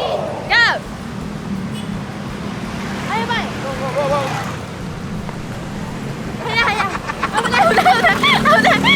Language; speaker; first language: Indonesian; non-native, learner; Japanese